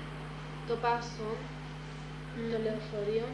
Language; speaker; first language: Greek; early bilingual, heritage; Greek